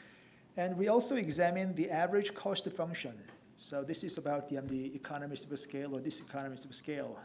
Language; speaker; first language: English; non-native, fluent; Korean